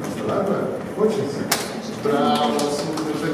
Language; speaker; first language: Russian; non-native, learner; Spanish